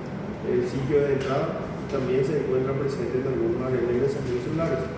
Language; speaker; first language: Spanish; native; Spanish